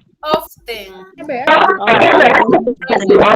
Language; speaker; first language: English; non-native, learner; Spanish